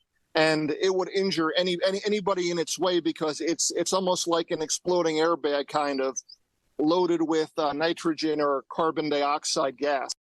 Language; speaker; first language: English; native; English